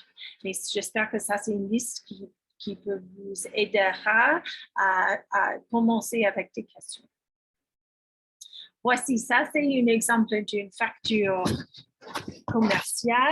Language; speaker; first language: French; non-native, fluent; English